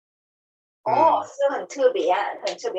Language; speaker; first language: Chinese; non-native, learner; Vietnamese